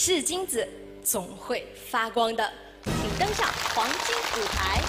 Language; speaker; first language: Chinese; native; Chinese